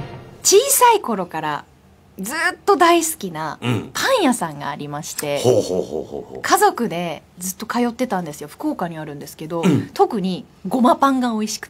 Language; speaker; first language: Japanese; native; Japanese